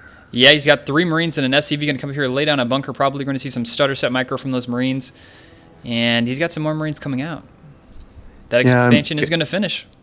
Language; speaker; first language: English; native; English